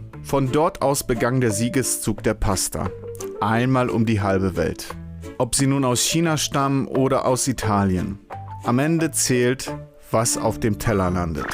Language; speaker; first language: German; native; German